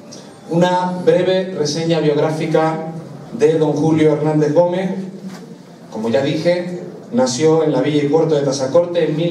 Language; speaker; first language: Spanish; native; Spanish